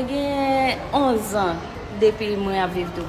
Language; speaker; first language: French; non-native, learner; Haitian Creole